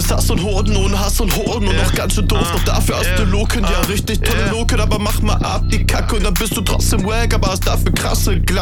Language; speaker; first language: German; native; German